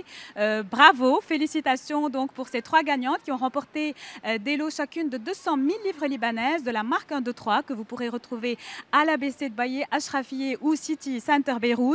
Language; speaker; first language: French; native; French